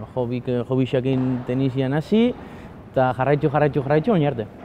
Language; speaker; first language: Basque; native; Basque